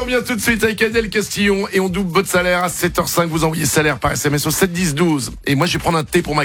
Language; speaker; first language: French; native; French